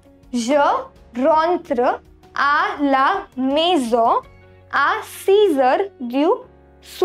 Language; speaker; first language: French; non-native, fluent; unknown